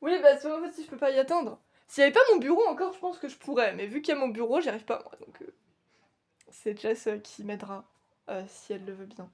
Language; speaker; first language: French; native; French